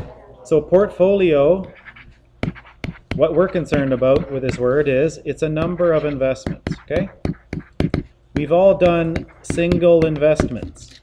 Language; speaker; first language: English; native; English